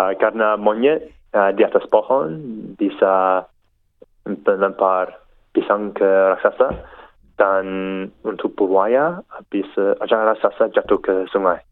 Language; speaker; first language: Indonesian; non-native, learner; English